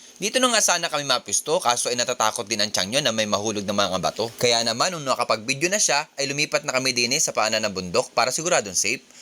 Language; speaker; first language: Filipino; native; Filipino